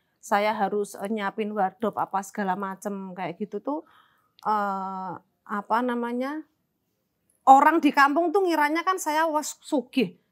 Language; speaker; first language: Indonesian; non-native, local second language; Javanese